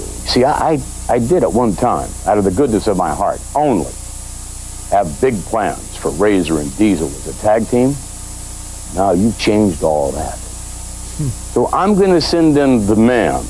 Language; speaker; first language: English; native; English